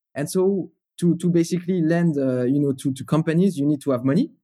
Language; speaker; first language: English; non-native, fluent; French